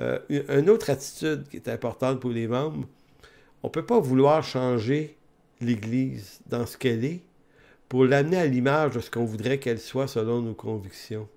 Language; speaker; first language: French; native; French